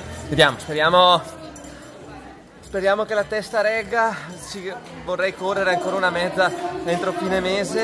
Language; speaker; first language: Italian; native; Italian